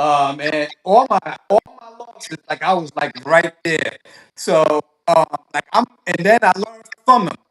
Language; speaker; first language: English; native; English